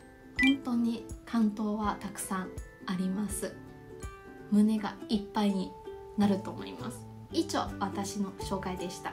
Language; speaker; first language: Japanese; non-native, fluent; Chinese